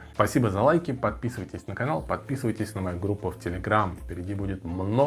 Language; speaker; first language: Russian; native; Russian